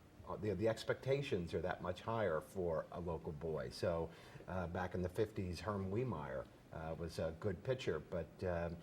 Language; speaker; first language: English; native; English